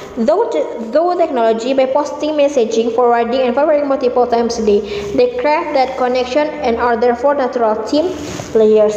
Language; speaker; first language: English; non-native, fluent; Indonesian